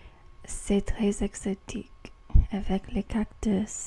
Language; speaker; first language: French; non-native, learner; English